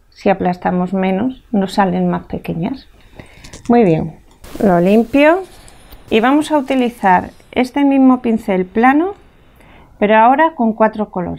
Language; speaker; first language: Spanish; native; Spanish